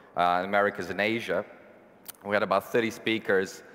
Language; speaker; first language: English; non-native, fluent; Serbian